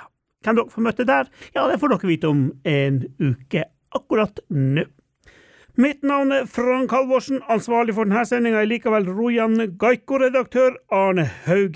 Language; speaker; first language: Norwegian; native; Norwegian